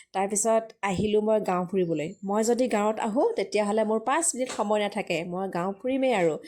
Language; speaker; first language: Assamese; non-native, local second language; Manipuri